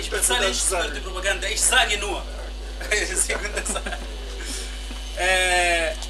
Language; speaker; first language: German; non-native, fluent; Arabic